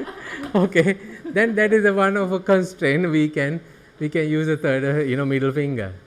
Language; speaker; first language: English; non-native, learner; Chinese